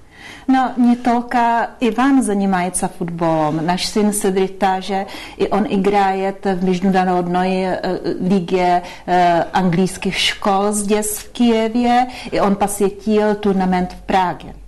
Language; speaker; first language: Russian; non-native, learner; Czech